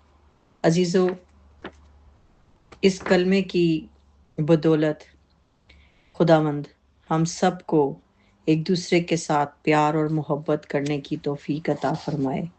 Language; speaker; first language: Urdu; native; Urdu